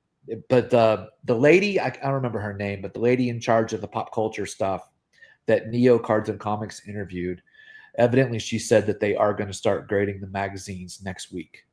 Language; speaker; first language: English; native; English